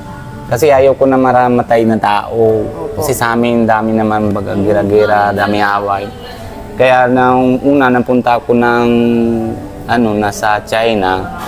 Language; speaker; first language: Filipino; non-native, learner; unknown